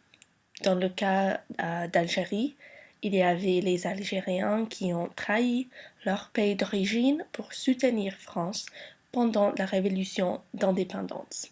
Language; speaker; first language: French; non-native, learner; English